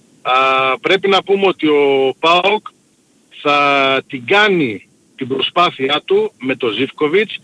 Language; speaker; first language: Greek; native; Greek